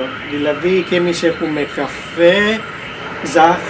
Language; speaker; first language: Greek; non-native, fluent; Italian